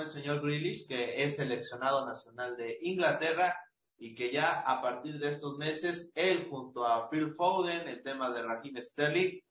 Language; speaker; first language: Spanish; native; Spanish